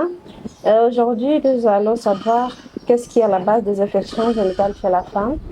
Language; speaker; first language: French; non-native, local second language; Swahili